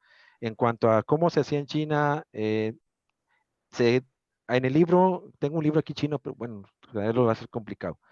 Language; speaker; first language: Spanish; native; Spanish